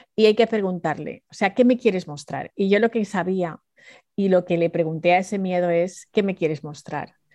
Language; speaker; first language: Spanish; early bilingual, other home language; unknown